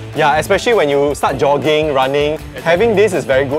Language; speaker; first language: English; non-native, local second language; Chinese